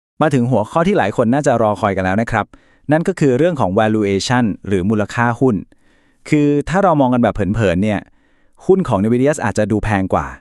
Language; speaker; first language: Thai; native; Thai